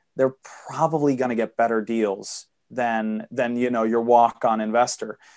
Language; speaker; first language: English; early bilingual, heritage; Swedish